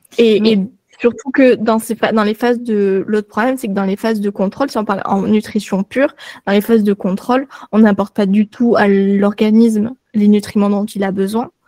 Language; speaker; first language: French; native; French